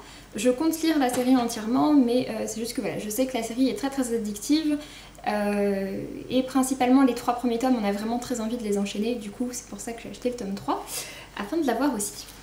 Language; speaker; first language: French; native; French